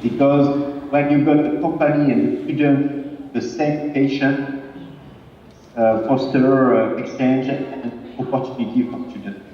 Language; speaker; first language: English; non-native, fluent; French